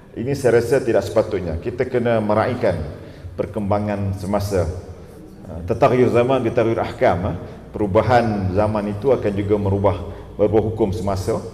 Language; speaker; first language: Malay; native; Malay